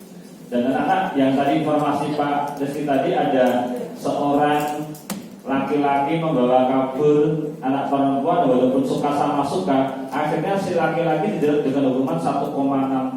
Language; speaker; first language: Indonesian; native; Indonesian